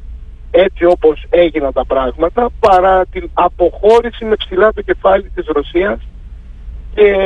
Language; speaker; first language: Greek; native; Greek